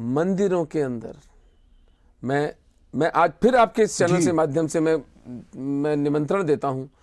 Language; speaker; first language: Hindi; native; Hindi